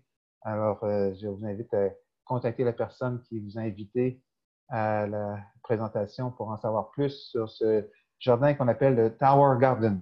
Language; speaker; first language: French; native; French